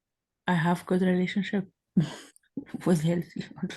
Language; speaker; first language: English; non-native, learner; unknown